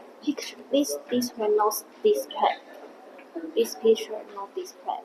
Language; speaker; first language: English; non-native, learner; Chinese